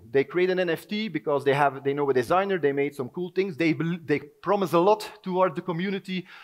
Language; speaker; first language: English; non-native, fluent; Dutch